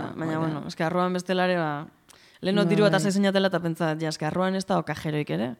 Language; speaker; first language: Basque; native; Basque